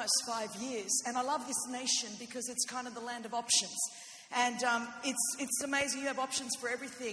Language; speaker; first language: English; non-native, fluent; Greek